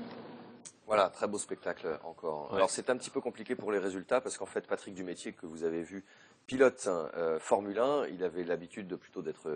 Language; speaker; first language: French; native; French